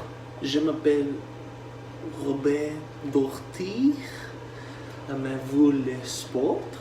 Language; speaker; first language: French; non-native, learner; English